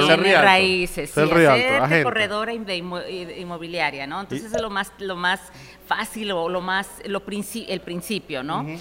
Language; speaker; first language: Spanish; early bilingual, heritage; Spanish